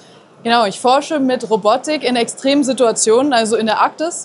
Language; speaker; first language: German; native; German